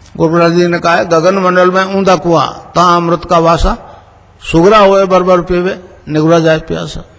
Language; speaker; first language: Hindi; native; Hindi